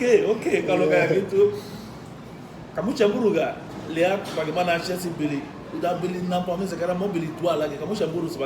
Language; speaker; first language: Indonesian; non-native, fluent; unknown